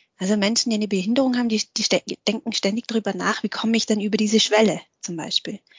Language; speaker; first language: German; early bilingual, other home language; Vietnamese